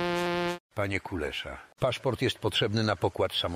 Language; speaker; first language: Polish; native; Polish